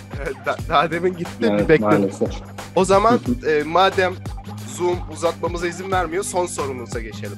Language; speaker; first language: Turkish; native; Turkish